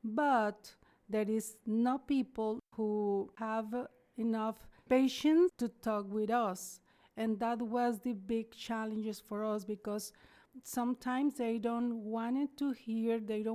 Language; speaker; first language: English; non-native, learner; Spanish